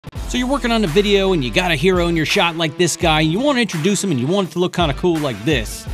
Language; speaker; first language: English; native; English